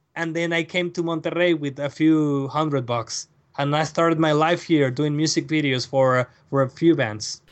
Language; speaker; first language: English; non-native, fluent; Spanish